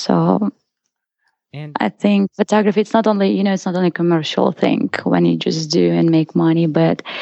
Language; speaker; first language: English; non-native, fluent; Russian